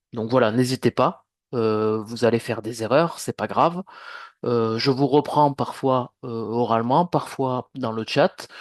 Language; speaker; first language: French; native; French